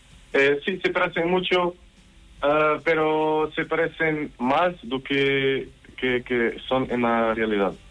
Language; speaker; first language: Spanish; non-native, learner; Portuguese